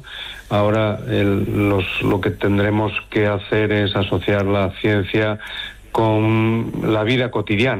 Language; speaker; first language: Spanish; native; Spanish